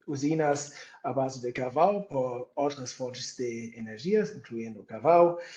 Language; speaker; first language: Portuguese; non-native, fluent; German